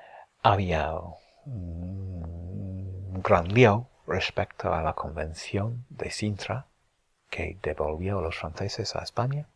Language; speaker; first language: Spanish; non-native, fluent; English